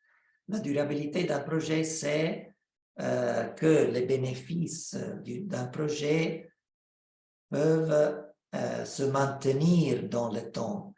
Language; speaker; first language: French; non-native, fluent; Italian